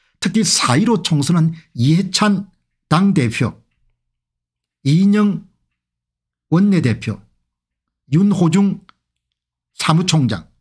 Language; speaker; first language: Korean; native; Korean